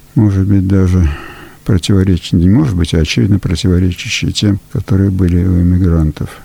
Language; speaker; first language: Russian; early bilingual, heritage; Russian